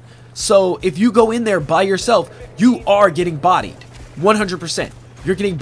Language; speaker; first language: English; native; English